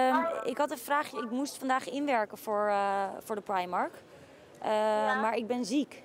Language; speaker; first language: Dutch; native; Dutch